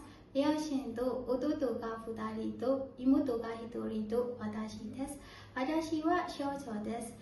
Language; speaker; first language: Japanese; non-native, learner; Burmese